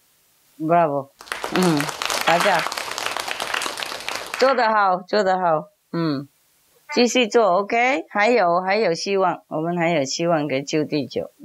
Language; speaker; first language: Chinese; non-native, fluent; Vietnamese